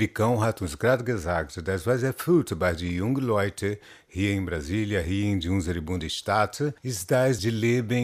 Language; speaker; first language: German; non-native, learner; Portuguese